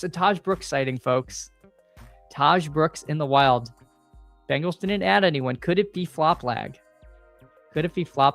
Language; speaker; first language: English; native; English